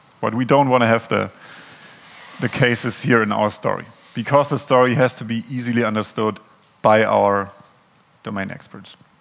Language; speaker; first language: English; non-native, fluent; German